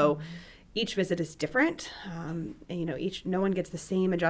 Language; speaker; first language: English; native; English